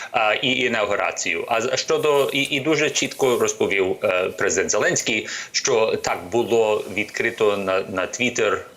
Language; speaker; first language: Ukrainian; early bilingual, other home language; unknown